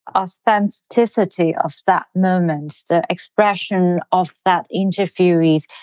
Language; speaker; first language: English; non-native, local second language; Cantonese